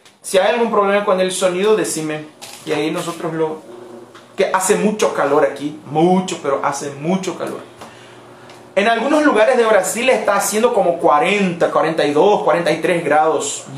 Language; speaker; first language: Spanish; non-native, fluent; Portuguese